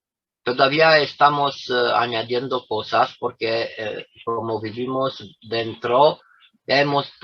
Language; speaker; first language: Spanish; non-native, fluent; Romanian